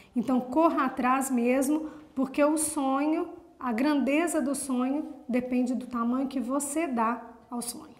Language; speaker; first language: Portuguese; native; Portuguese